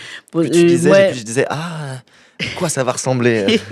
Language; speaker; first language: French; native; French